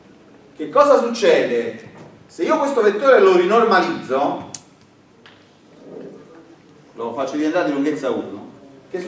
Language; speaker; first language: Italian; native; Italian